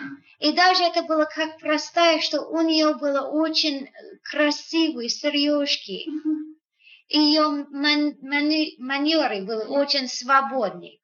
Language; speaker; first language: Russian; non-native, fluent; English